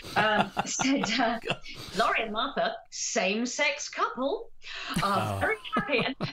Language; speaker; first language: English; native; English